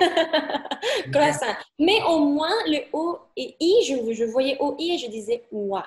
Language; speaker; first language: French; non-native, fluent; Spanish